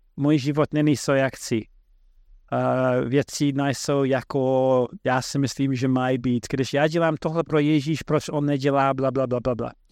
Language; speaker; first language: Czech; non-native, fluent; English